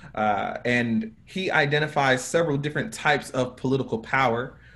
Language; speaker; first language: English; native; English